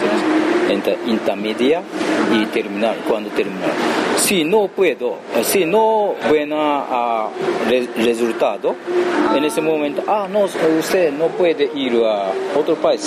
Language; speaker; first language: Spanish; non-native, learner; Japanese